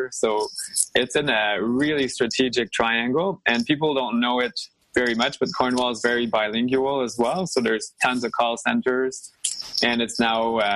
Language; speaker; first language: English; non-native, fluent; French